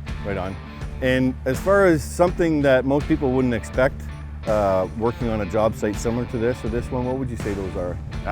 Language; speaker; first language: English; native; English